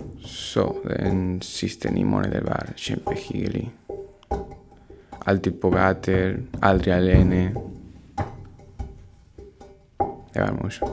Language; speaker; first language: Norwegian; non-native, learner; Spanish